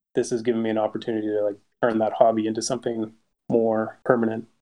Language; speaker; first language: English; native; English